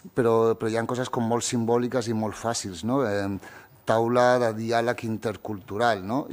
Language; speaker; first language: Catalan; early bilingual, other home language; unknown